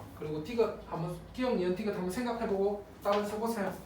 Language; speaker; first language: Korean; native; Korean